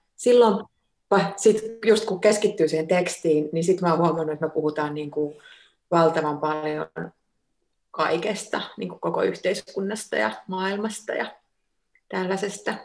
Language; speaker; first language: Finnish; native; Finnish